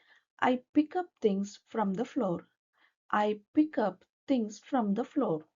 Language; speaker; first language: English; non-native, local second language; Kannada